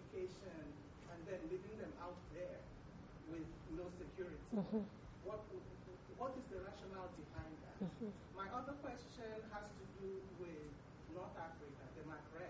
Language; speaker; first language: English; non-native, local second language; Igbo